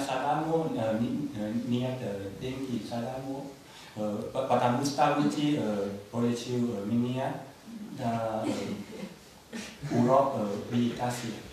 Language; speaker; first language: Russian; non-native, learner; Thai